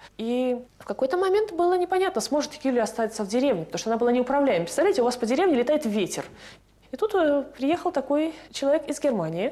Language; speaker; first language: Russian; native; Russian